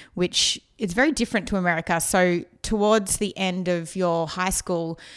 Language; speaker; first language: English; native; English